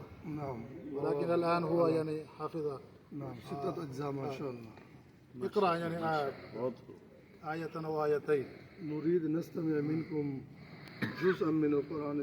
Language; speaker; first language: Arabic; non-native, learner; Urdu